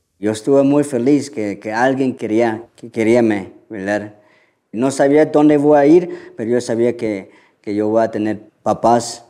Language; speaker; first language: Spanish; early bilingual, heritage; Spanish